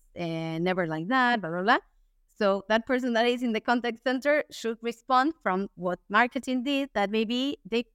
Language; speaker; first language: English; non-native, fluent; Spanish